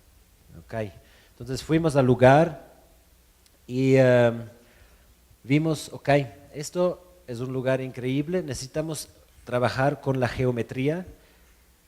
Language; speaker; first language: Spanish; non-native, fluent; German